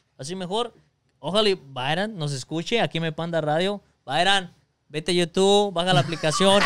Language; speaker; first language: Spanish; early bilingual, other home language; English